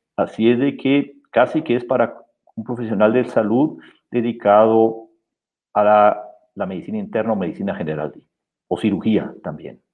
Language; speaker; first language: Spanish; native; Spanish